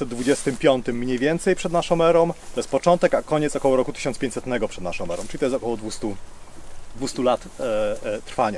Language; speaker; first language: Polish; native; Polish